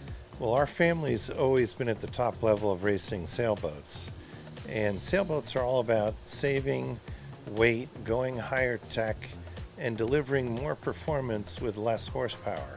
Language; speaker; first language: English; native; English